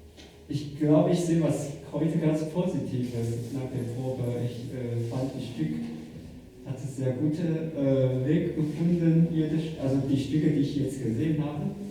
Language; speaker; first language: German; non-native, fluent; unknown